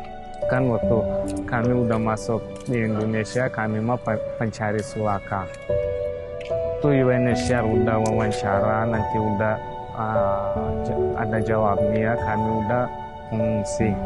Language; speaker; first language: Indonesian; non-native, fluent; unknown